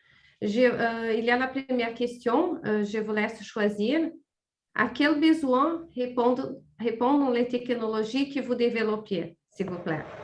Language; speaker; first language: French; non-native, fluent; Portuguese